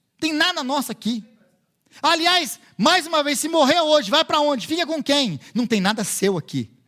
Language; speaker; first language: Portuguese; native; Portuguese